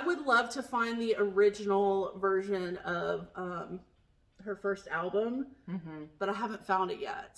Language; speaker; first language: English; native; English